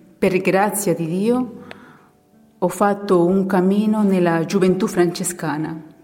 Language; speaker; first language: Italian; non-native, fluent; Spanish